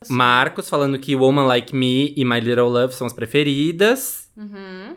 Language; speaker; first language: Portuguese; native; Portuguese